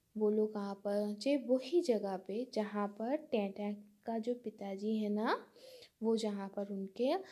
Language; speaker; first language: Hindi; non-native, local second language; Bangla